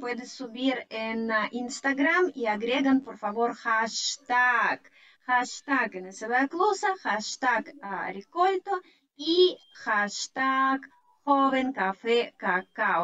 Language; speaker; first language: Spanish; non-native, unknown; Russian